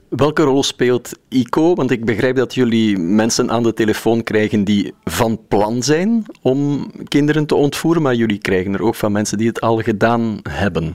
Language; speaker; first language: Dutch; native; Dutch